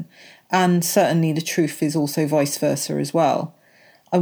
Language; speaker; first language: English; native; English